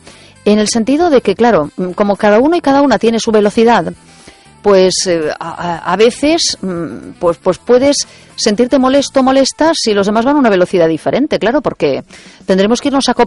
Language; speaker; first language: Spanish; native; Spanish